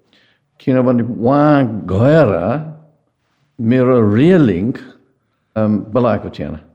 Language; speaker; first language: Nepali; non-native, fluent; English